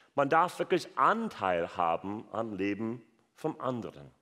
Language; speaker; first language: German; non-native, fluent; English